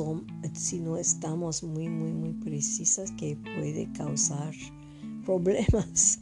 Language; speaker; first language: Spanish; non-native, fluent; French